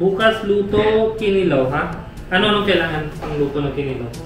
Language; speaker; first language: Filipino; non-native, learner; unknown